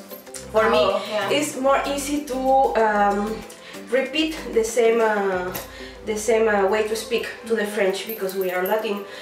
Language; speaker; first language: English; non-native, learner; Spanish